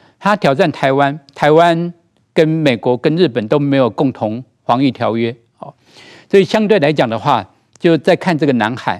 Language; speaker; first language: Chinese; native; Chinese